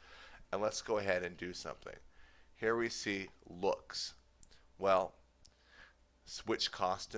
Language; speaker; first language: English; native; English